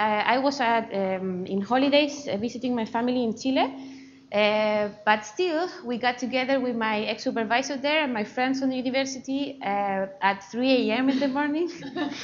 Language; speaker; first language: English; non-native, fluent; Spanish